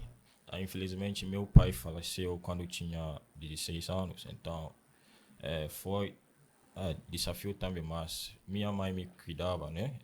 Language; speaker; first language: Portuguese; non-native, learner; Akan